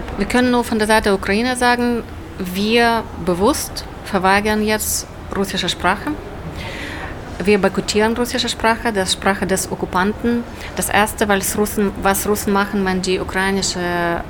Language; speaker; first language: German; non-native, learner; Ukrainian